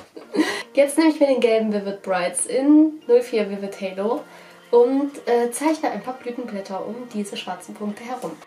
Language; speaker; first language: German; native; German